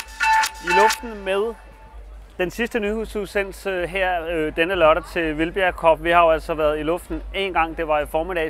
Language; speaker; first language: Danish; native; Danish